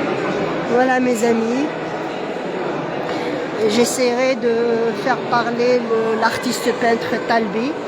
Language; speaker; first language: French; non-native, local second language; Arabic